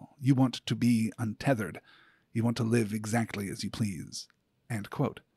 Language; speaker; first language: English; native; English